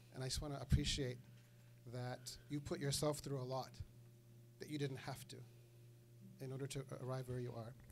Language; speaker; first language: English; native; English